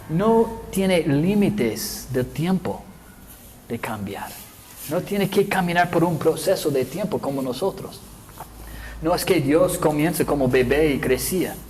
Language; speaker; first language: Spanish; non-native, fluent; English